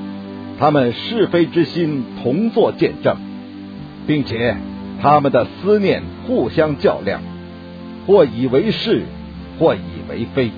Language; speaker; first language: Chinese; native; Chinese